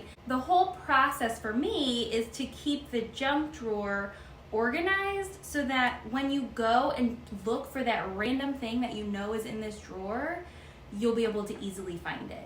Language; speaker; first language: English; native; English